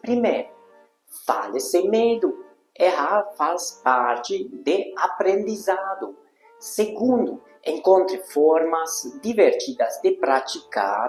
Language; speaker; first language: Portuguese; non-native, fluent; Hungarian